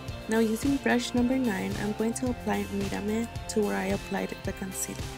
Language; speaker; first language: English; early bilingual, other home language; Spanish